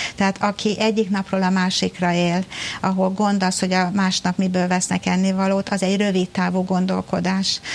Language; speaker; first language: Hungarian; native; Hungarian